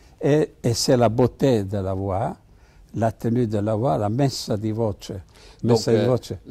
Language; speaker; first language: French; non-native, fluent; Italian